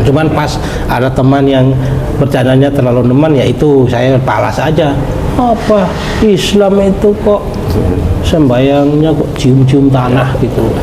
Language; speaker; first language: Indonesian; non-native, local second language; Tetum